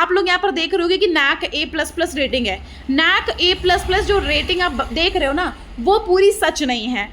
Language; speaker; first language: Hindi; native; Hindi